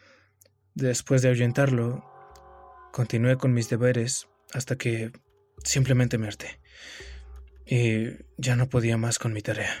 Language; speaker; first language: Spanish; native; Spanish